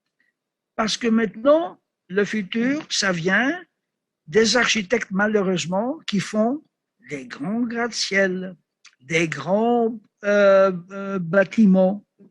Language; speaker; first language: French; non-native, learner; Greek